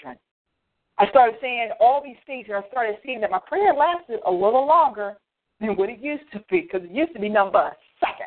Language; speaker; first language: English; native; English